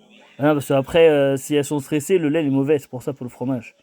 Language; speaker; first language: French; native; French